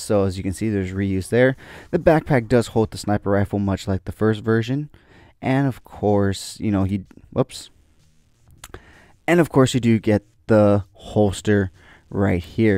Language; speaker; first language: English; native; English